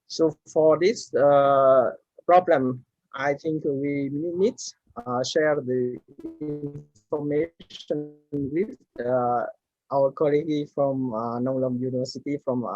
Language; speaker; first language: English; non-native, learner; Vietnamese